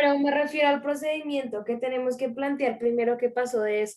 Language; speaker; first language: Spanish; native; Spanish